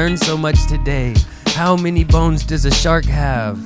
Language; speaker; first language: English; native; English